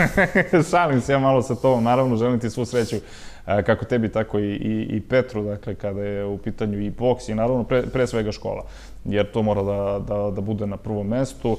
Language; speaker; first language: Serbian; native; Serbian